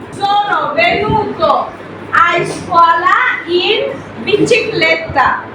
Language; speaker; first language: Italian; non-native, fluent; Bangla